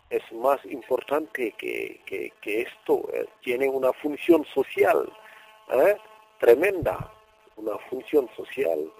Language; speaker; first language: Spanish; non-native, fluent; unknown